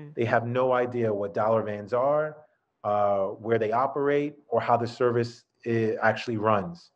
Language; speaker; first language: English; native; English